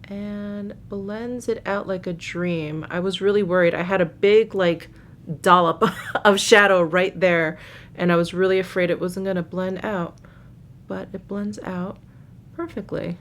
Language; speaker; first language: English; native; English